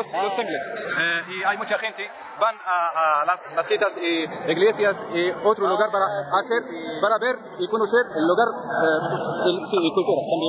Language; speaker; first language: Spanish; non-native, fluent; Arabic